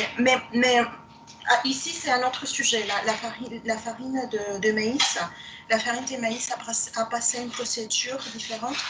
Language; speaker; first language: French; non-native, fluent; Spanish